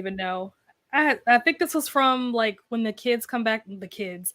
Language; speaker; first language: English; native; English